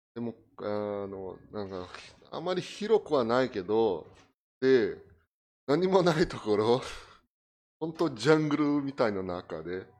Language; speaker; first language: Japanese; non-native, fluent; Portuguese